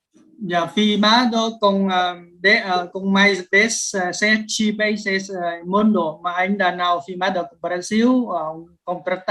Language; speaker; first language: Portuguese; non-native, learner; Vietnamese